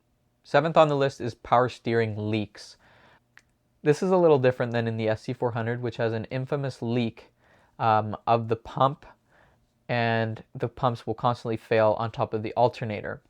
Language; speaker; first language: English; native; English